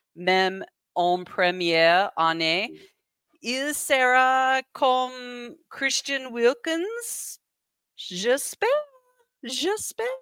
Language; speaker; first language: French; non-native, learner; English